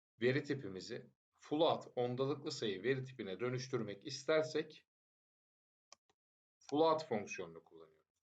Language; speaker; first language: Turkish; native; Turkish